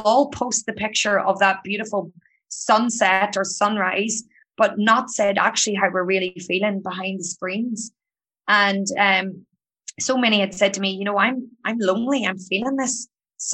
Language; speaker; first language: English; native; English